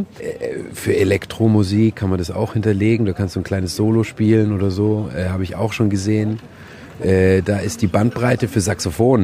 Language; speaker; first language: German; native; German